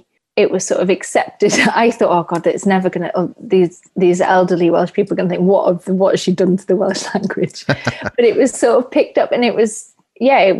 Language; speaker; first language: English; native; English